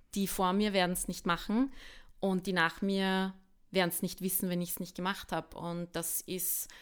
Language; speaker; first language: German; early bilingual, other home language; Bosnian